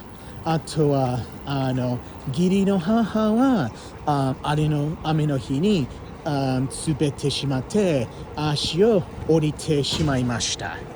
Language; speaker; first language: Japanese; non-native, learner; English